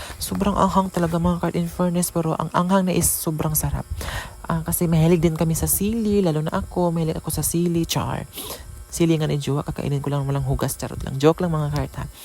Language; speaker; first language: Filipino; non-native, local second language; Cebuano